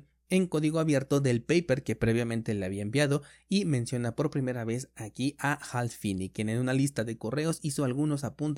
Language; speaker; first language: Spanish; native; Spanish